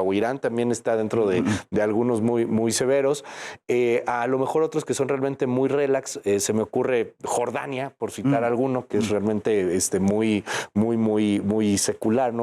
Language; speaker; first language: Spanish; native; Spanish